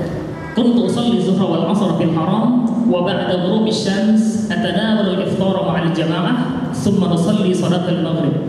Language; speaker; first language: Arabic; non-native, learner; Indonesian